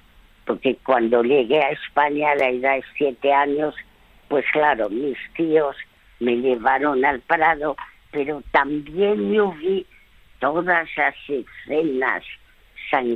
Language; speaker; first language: Spanish; early bilingual, other home language; French